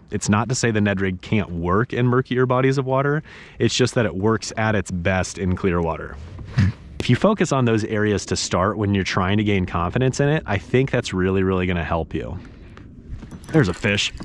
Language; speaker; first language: English; native; English